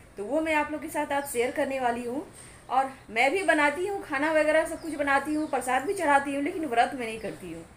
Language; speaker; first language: Hindi; native; Hindi